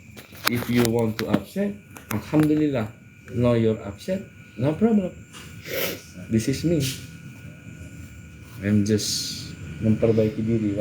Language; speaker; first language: English; non-native, learner; Indonesian